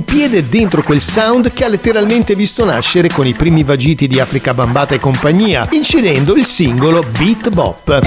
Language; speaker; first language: Italian; native; Italian